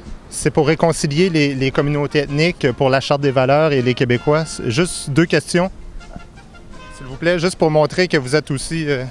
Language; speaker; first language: French; native; French